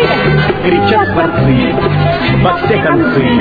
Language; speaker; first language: Russian; native; Russian